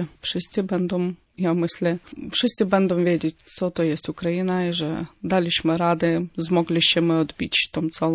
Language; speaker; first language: Polish; non-native, fluent; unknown